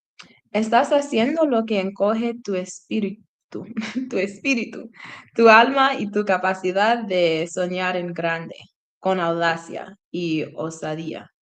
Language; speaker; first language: Spanish; non-native, learner; English